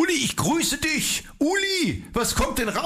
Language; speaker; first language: German; native; German